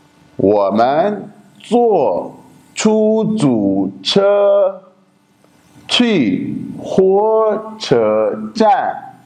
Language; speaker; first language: Chinese; non-native, fluent; Urdu